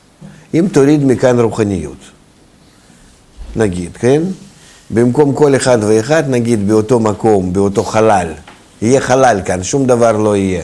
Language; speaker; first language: Hebrew; non-native, fluent; Russian